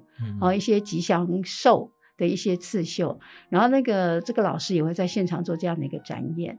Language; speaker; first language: Chinese; native; Chinese